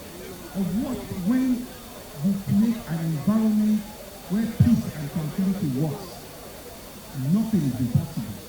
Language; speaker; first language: English; non-native, local second language; Yoruba